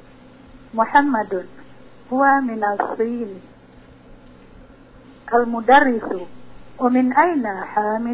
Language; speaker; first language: Arabic; non-native, learner; Indonesian